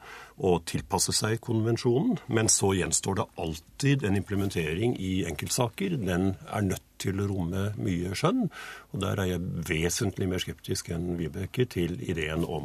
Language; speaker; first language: Norwegian; native; Norwegian